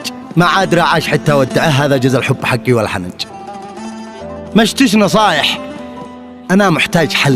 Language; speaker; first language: Arabic; native; Arabic